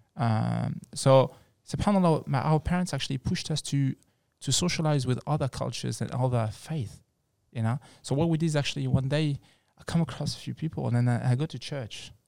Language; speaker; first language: English; non-native, fluent; French